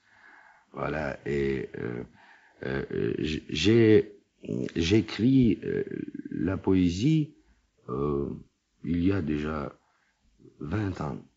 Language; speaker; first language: French; non-native, learner; Russian